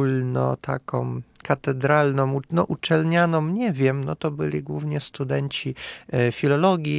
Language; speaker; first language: Polish; non-native, fluent; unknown